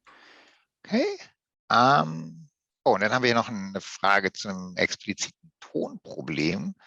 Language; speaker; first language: German; native; German